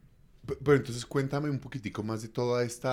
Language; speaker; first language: Spanish; native; Spanish